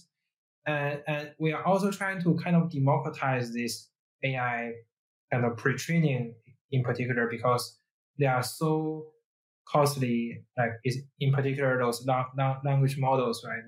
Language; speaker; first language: English; non-native, fluent; Chinese